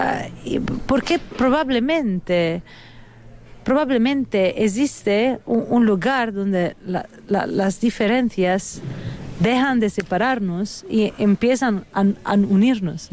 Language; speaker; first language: Spanish; non-native, fluent; Italian